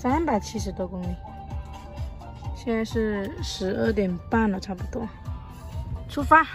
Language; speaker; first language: Chinese; native; Chinese